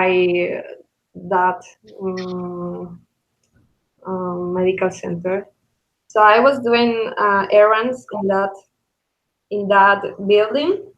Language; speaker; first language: English; non-native, learner; Spanish